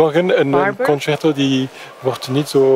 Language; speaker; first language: Dutch; non-native, fluent; French